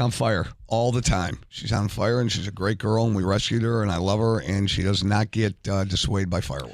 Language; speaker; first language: English; native; English